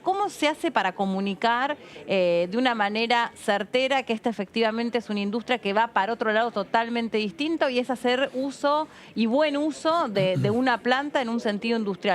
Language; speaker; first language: Spanish; native; Spanish